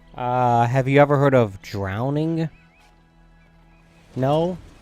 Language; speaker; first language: English; native; English